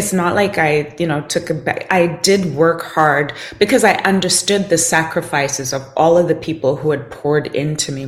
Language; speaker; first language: English; non-native, local second language; Shona